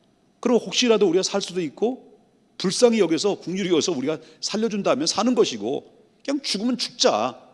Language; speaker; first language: Korean; native; Korean